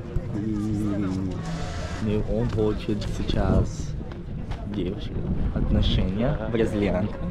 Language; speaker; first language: Russian; non-native, learner; Portuguese